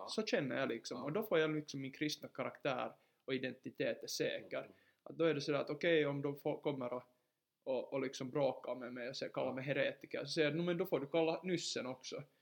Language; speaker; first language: Swedish; native; Swedish